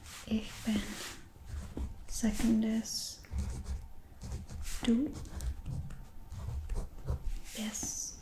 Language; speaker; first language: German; non-native, fluent; Czech